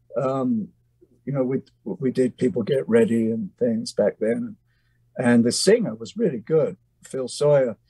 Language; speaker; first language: English; native; English